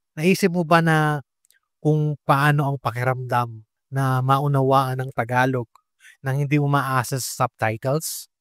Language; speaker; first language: Filipino; native; Filipino